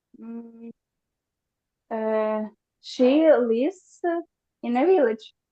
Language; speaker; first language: English; non-native, learner; Ukrainian